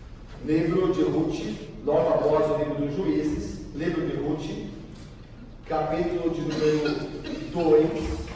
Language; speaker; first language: Portuguese; native; Portuguese